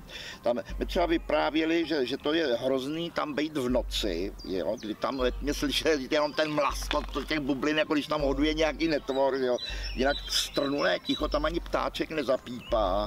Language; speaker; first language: Czech; native; Czech